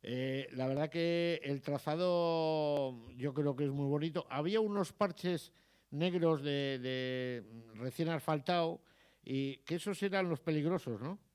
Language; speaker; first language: Spanish; native; Spanish